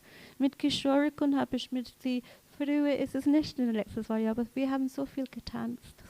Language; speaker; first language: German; non-native, learner; English